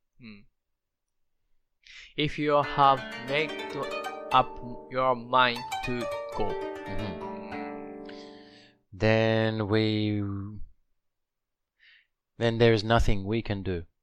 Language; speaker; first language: English; non-native, learner; Japanese